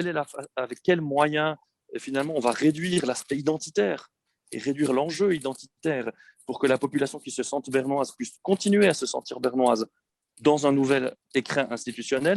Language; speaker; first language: French; native; French